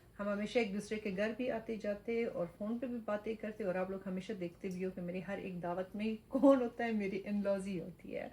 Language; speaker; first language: Urdu; non-native, fluent; Persian